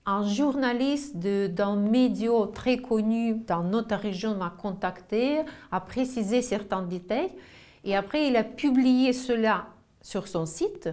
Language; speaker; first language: French; non-native, fluent; Russian